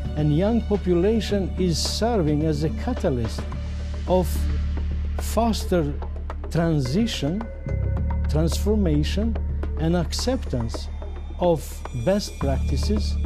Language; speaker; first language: English; non-native, fluent; Albanian